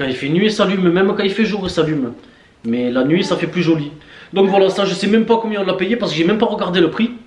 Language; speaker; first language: French; native; French